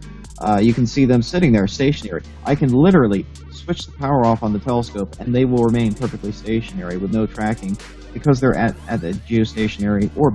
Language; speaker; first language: English; native; English